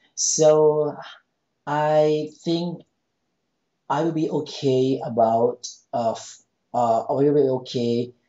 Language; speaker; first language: English; non-native, fluent; Thai